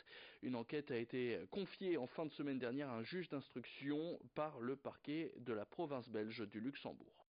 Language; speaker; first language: French; native; French